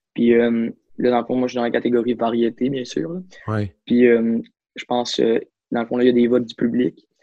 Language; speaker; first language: French; native; French